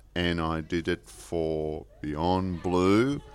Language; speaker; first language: English; native; English